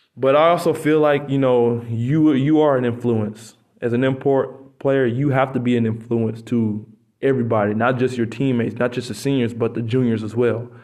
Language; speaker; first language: English; native; English